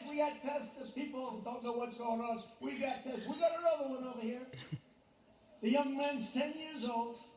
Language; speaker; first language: English; native; English